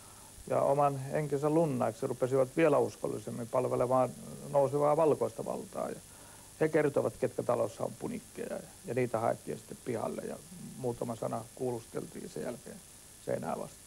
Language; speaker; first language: Finnish; native; Finnish